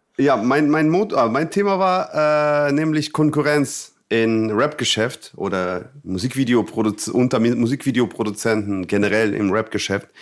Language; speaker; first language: German; non-native, fluent; Russian